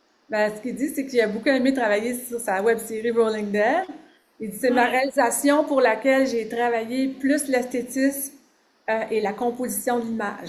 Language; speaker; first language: French; native; French